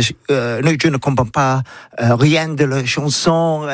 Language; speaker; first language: French; non-native, learner; English